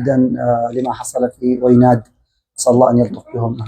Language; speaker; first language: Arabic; native; Arabic